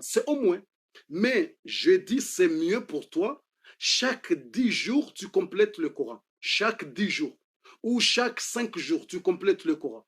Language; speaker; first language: French; non-native, fluent; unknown